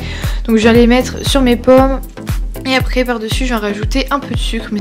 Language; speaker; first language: French; native; French